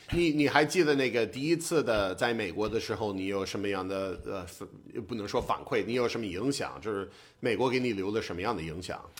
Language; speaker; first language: Chinese; non-native, fluent; English